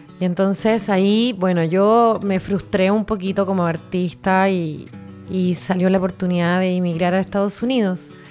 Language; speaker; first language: Spanish; native; Spanish